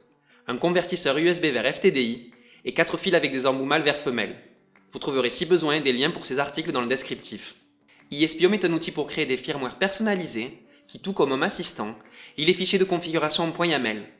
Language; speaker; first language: French; native; French